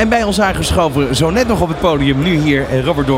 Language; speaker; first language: Dutch; native; Dutch